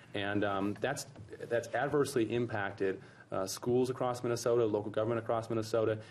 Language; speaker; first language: English; native; English